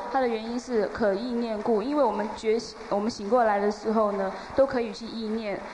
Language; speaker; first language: Chinese; native; Chinese